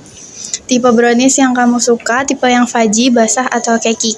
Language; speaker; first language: Indonesian; native; Indonesian